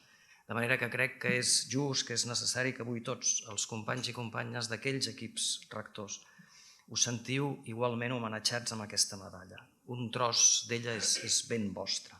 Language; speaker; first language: Catalan; native; Catalan